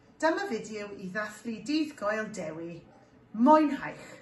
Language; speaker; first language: Welsh; non-native, local second language; English